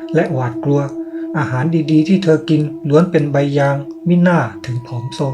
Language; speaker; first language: Thai; native; Thai